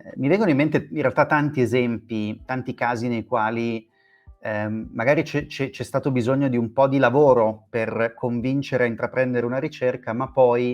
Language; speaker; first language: Italian; native; Italian